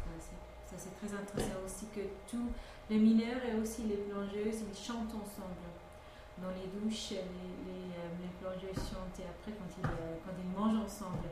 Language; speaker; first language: French; non-native, fluent; English